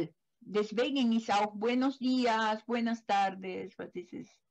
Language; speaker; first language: German; non-native, learner; Spanish